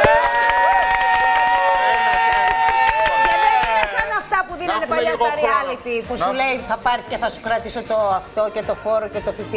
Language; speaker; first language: Greek; native; Greek